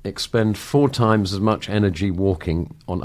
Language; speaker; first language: English; native; English